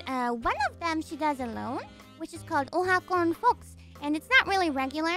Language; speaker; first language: English; non-native, fluent; German